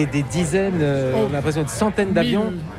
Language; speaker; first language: French; native; French